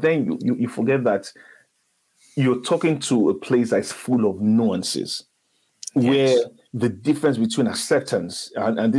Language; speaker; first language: English; non-native, local second language; Igbo